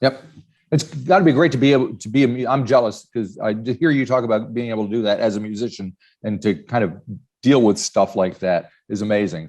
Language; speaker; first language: English; native; English